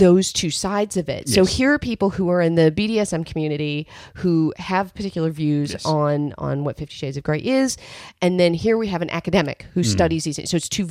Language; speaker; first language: English; native; English